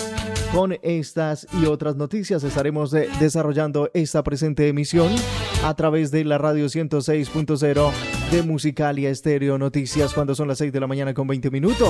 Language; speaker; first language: Spanish; native; Spanish